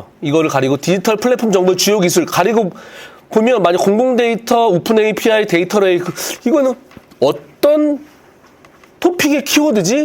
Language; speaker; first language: Korean; native; Korean